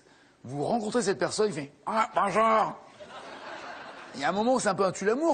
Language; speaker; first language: French; native; French